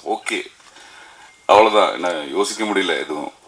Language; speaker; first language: Tamil; non-native, learner; Malayalam